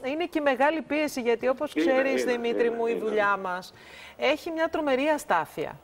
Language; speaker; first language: Greek; native; Greek